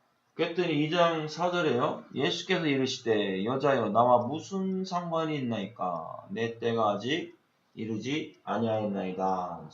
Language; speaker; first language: Korean; native; Korean